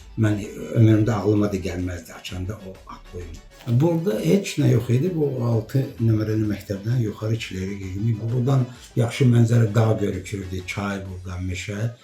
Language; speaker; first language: Azerbaijani; non-native, local second language; Lezghian